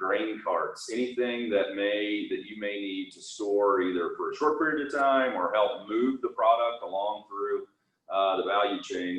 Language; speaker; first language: English; native; English